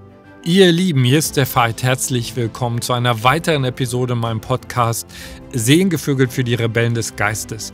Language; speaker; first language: German; native; German